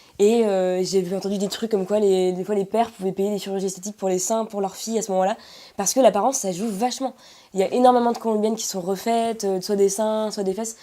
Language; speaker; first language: French; native; French